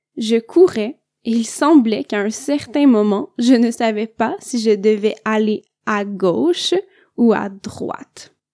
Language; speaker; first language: French; native; French